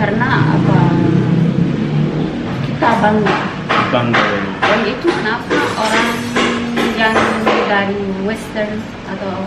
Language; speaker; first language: Indonesian; non-native, learner; Amharic